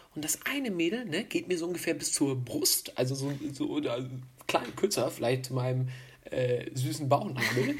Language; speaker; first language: German; native; German